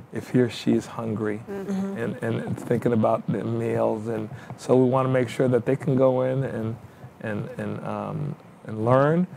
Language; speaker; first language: English; native; English